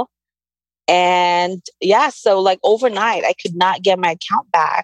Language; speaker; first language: English; non-native, local second language; Cebuano